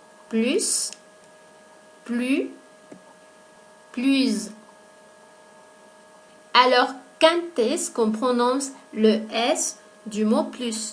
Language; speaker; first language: French; non-native, fluent; Spanish